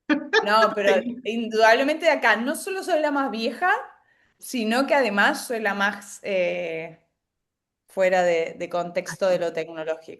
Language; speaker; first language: Spanish; native; Spanish